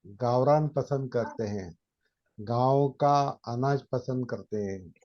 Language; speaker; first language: Hindi; non-native, local second language; Marathi